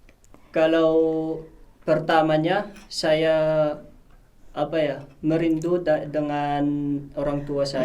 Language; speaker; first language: Indonesian; non-native, fluent; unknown